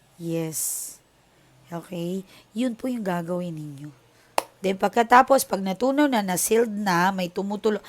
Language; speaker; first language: Filipino; native; Filipino